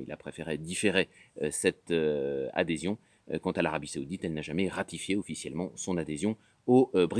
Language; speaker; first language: French; native; French